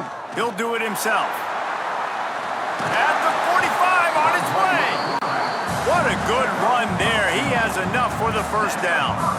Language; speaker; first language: English; native; English